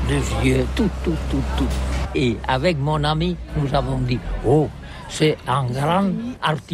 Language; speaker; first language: French; non-native, learner; Catalan